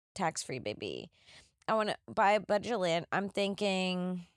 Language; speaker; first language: English; native; English